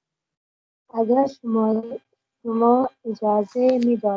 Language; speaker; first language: Persian; non-native, learner; Urdu